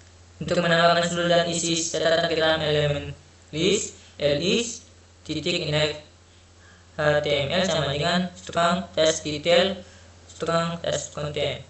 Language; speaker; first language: Indonesian; native; Indonesian